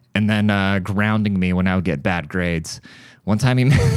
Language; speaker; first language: English; early bilingual, other home language; German